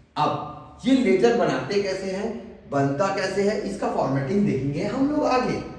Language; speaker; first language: Hindi; non-native, local second language; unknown